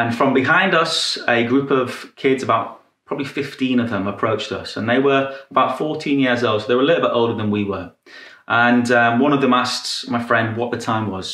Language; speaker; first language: English; native; English